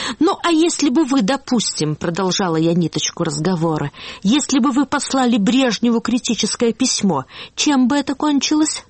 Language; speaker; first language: Russian; native; Russian